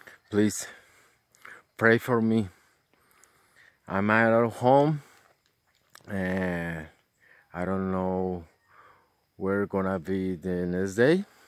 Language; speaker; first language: English; non-native, learner; Spanish